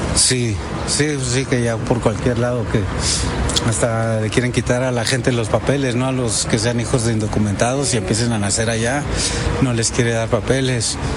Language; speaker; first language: Spanish; early bilingual, heritage; Spanish